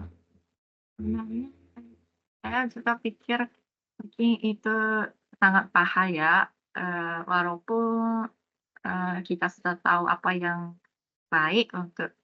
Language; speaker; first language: Indonesian; non-native, fluent; Japanese